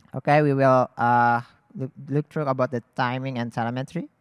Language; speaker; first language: English; non-native, fluent; Indonesian